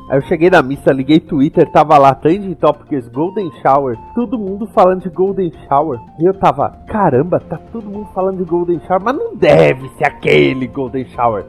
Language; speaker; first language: Portuguese; native; Portuguese